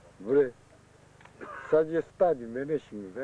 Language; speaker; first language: English; non-native, learner; Japanese